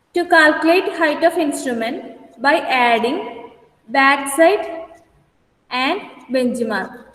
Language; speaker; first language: English; non-native, local second language; Malayalam